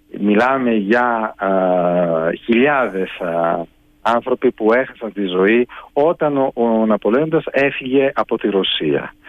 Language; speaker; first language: Greek; non-native, fluent; Italian